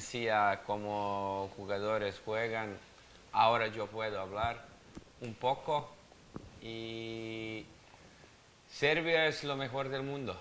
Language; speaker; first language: Spanish; non-native, learner; Serbian